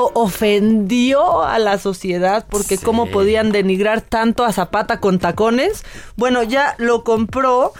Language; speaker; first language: Spanish; native; Spanish